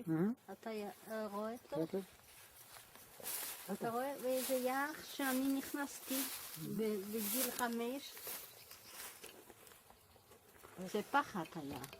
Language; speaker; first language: Hebrew; non-native, fluent; French